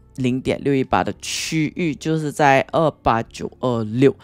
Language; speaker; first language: Chinese; native; Chinese